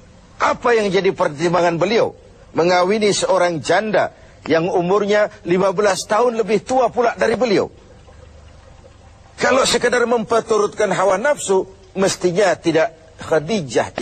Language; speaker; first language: Malay; native; Malay